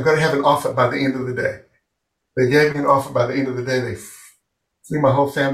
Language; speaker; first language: English; native; English